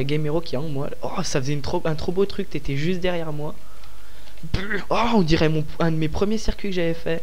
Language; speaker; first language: French; native; French